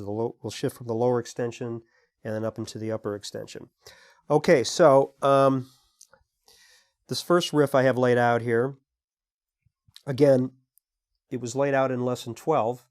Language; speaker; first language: English; native; English